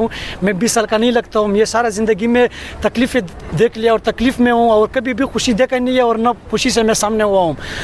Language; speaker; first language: Hindi; non-native, fluent; Pashto